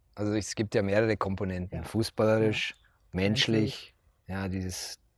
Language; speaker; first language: German; native; German